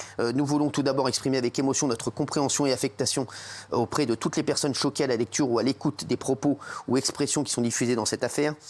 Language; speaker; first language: French; native; French